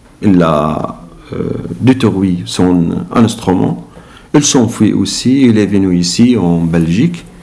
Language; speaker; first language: French; non-native, learner; Arabic